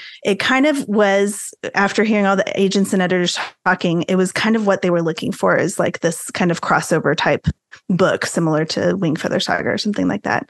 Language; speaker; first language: English; native; English